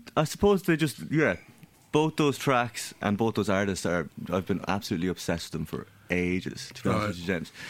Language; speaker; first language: English; native; English